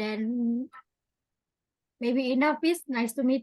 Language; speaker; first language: English; non-native, learner; Indonesian